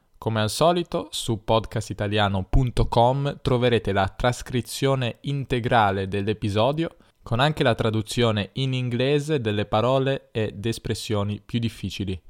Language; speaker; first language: Italian; native; Italian